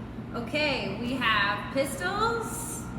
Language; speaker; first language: English; native; English